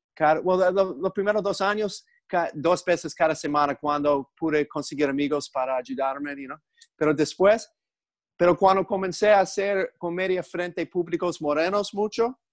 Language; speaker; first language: Spanish; non-native, learner; English